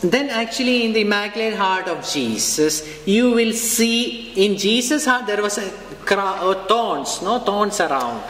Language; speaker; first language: English; non-native, local second language; Malayalam